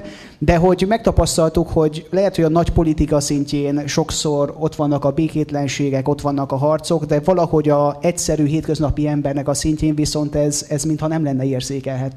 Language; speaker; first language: Hungarian; native; Hungarian